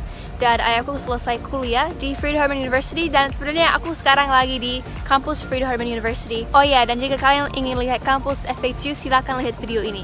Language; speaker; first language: Indonesian; early bilingual, other home language; English